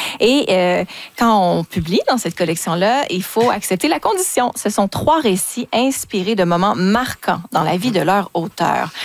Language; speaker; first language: French; native; French